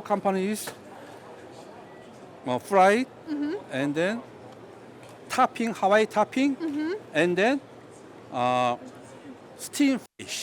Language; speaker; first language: English; non-native, learner; Korean